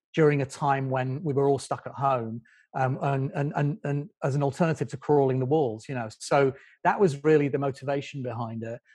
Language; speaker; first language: English; native; English